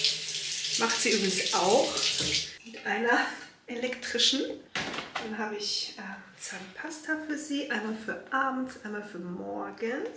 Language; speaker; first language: German; native; German